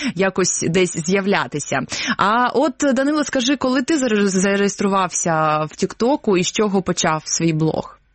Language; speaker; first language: Ukrainian; non-native, local second language; Russian